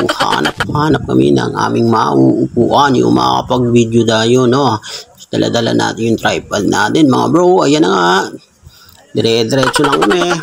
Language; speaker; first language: Filipino; non-native, local second language; Bikol